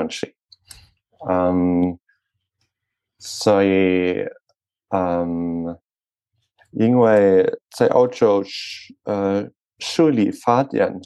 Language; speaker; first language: Chinese; non-native, learner; French